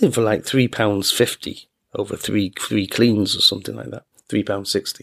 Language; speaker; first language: English; native; English